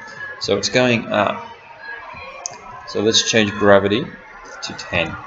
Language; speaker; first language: English; native; English